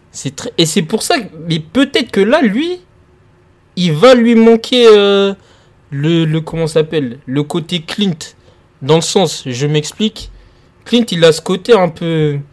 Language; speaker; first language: French; early bilingual, other home language; Lingala